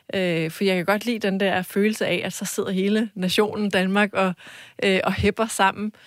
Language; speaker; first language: Danish; early bilingual, other home language; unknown